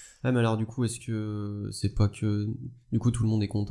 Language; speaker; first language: French; native; French